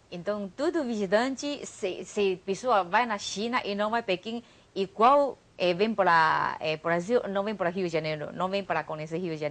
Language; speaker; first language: Portuguese; non-native, learner; Chinese